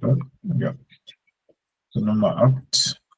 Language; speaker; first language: German; non-native, fluent; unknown